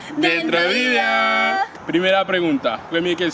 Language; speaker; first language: Spanish; non-native, fluent; Haitian Creole